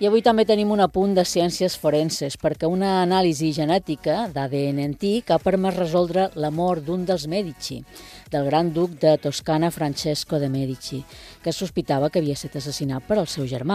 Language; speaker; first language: Catalan; native; Catalan